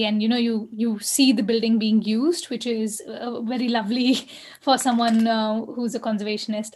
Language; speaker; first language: English; non-native, local second language; Kannada